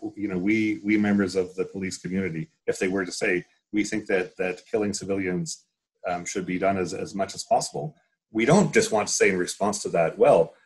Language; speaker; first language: English; native; English